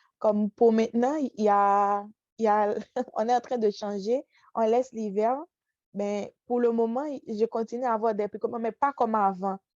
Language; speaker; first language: French; non-native, local second language; Haitian Creole